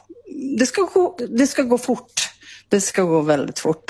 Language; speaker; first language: Swedish; native; Swedish